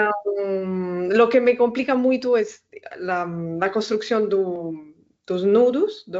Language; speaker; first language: Portuguese; non-native, learner; Spanish